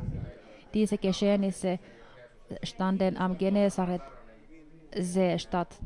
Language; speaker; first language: German; non-native, fluent; Finnish